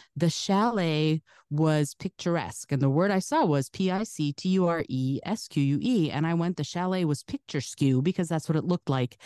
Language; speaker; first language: English; early bilingual, other home language; Russian